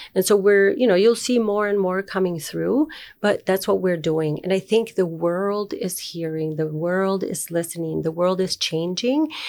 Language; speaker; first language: English; non-native, fluent; Spanish